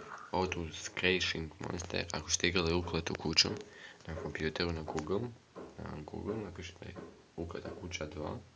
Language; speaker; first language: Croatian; early bilingual, heritage; Croatian